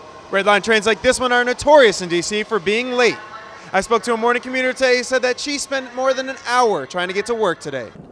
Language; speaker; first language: English; native; English